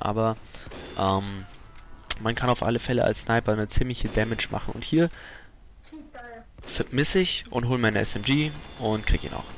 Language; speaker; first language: German; native; German